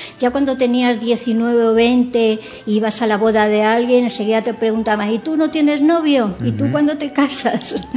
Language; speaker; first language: Spanish; native; Spanish